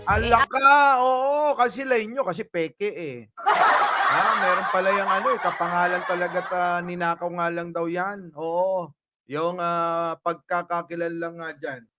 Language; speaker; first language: Filipino; native; Filipino